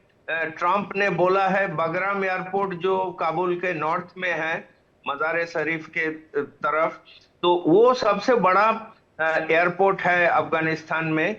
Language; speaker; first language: Hindi; non-native, local second language; Bangla